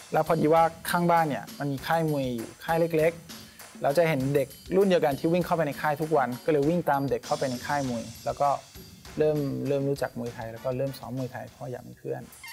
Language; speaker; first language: Thai; early bilingual, other home language; French